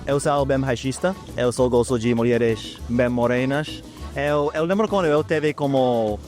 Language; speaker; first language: Portuguese; non-native, learner; English